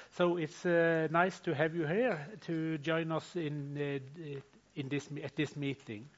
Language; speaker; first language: English; non-native, fluent; Norwegian